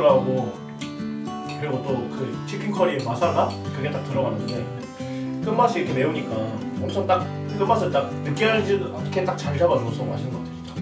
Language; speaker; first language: Korean; native; Korean